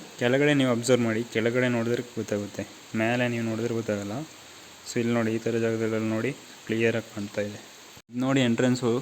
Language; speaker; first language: Kannada; native; Kannada